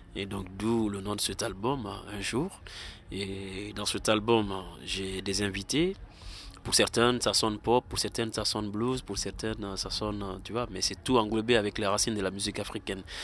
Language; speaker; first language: French; non-native, local second language; Susu